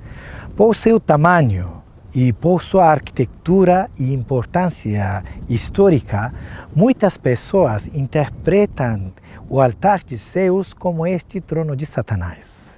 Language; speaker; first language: Portuguese; non-native, fluent; Turkish